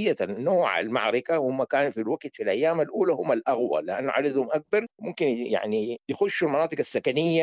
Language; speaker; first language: Arabic; native; Arabic